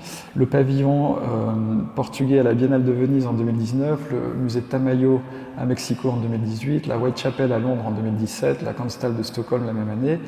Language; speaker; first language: French; native; French